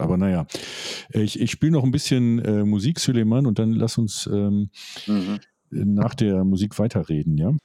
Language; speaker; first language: German; native; German